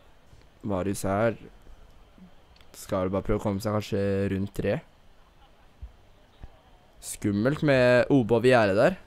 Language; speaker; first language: Norwegian; native; Norwegian